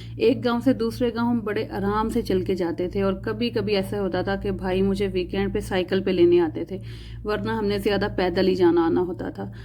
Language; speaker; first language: Urdu; non-native, local second language; Punjabi